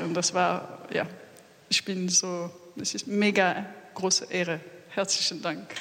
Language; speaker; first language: German; non-native, fluent; French